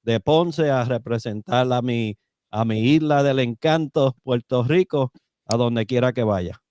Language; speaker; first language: Spanish; early bilingual, heritage; Spanish